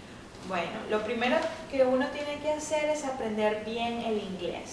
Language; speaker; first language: Spanish; native; Spanish